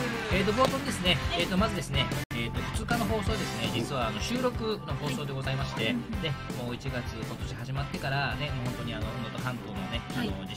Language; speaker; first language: Japanese; native; Japanese